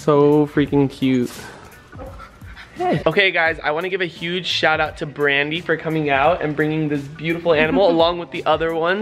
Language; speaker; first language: English; native; English